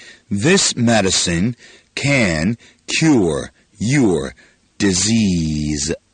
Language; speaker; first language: English; non-native, fluent; Chinese